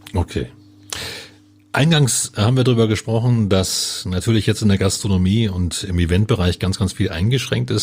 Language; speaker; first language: German; native; German